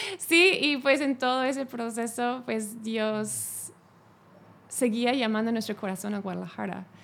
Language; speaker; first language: Spanish; non-native, fluent; English